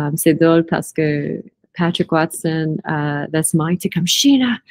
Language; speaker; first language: French; non-native, fluent; English